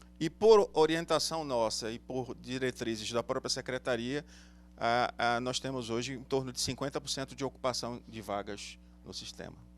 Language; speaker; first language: Portuguese; native; Portuguese